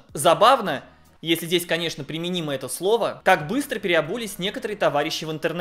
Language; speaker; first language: Russian; native; Russian